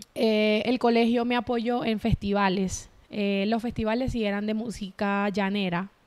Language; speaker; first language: Spanish; native; Spanish